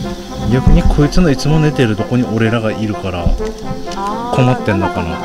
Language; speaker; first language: Japanese; native; Japanese